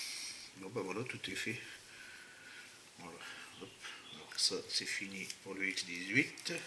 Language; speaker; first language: French; native; French